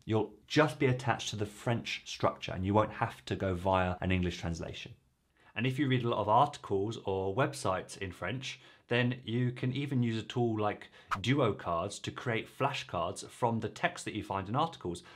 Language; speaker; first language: English; native; English